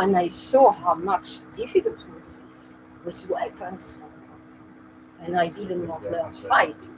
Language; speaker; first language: English; non-native, learner; French